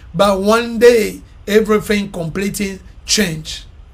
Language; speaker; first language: English; non-native, fluent; Lingala